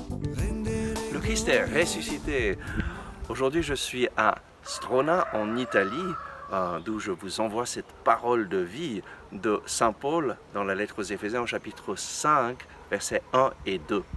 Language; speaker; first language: French; native; French